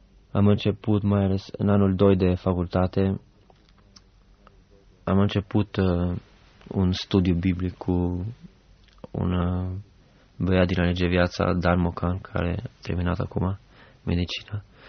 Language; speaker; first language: Romanian; non-native, fluent; Albanian